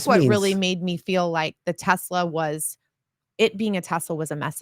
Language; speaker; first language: English; native; English